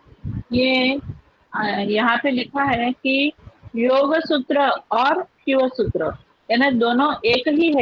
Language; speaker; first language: Hindi; native; Hindi